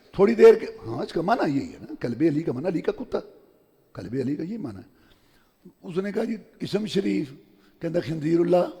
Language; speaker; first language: Urdu; non-native, local second language; Punjabi